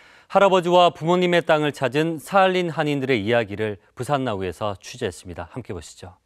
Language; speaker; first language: Korean; native; Korean